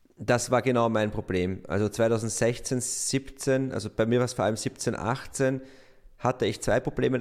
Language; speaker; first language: German; native; German